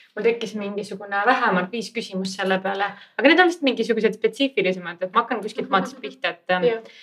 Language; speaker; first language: Estonian; native; Estonian